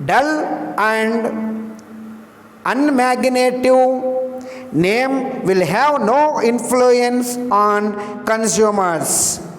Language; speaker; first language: English; non-native, local second language; Telugu